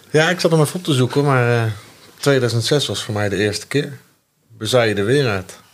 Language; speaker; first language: Dutch; native; Dutch